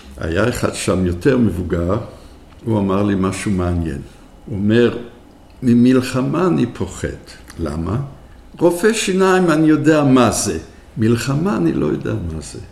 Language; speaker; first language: Hebrew; early bilingual, other home language; French